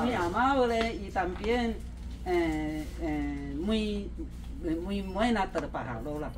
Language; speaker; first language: Spanish; non-native, learner; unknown